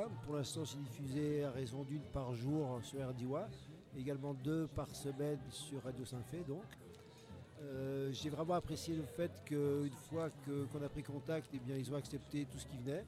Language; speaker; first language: French; native; French